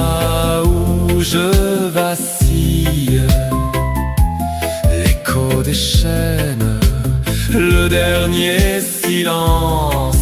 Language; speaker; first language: French; native; French